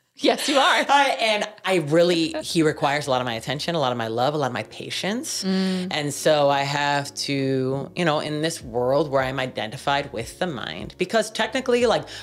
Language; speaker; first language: English; native; English